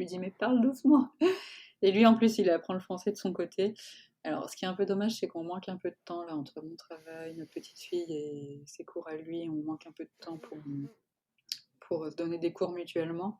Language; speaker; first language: French; native; French